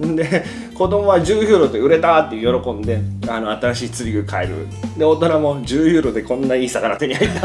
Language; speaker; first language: Japanese; native; Japanese